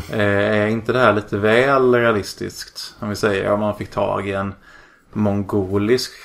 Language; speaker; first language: Swedish; native; Swedish